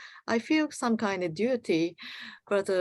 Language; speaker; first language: English; non-native, learner; Japanese